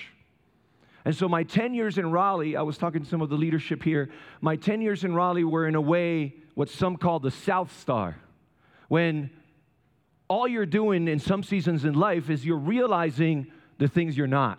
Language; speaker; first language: English; non-native, fluent; Spanish